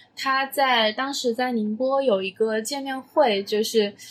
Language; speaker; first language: Chinese; native; Chinese